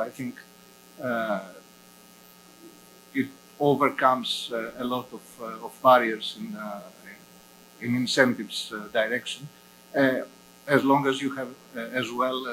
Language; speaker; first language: English; non-native, fluent; Greek